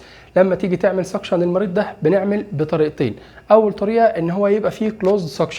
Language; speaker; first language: Arabic; native; Arabic